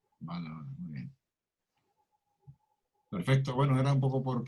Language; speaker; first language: Spanish; native; Spanish